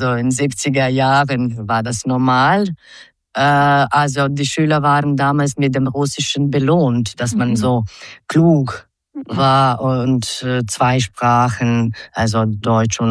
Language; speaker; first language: German; non-native, fluent; Croatian